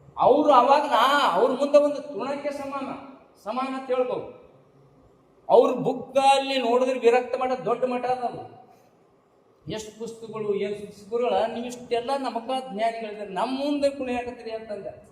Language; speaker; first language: Kannada; native; Kannada